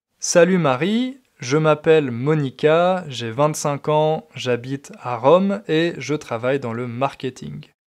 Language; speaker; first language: French; native; French